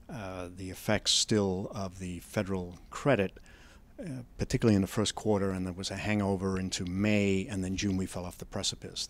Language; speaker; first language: English; native; English